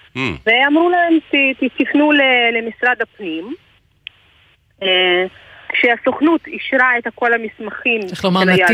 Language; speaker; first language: Hebrew; non-native, fluent; Russian